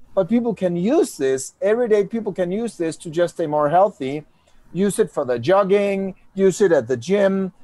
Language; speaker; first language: English; non-native, fluent; Danish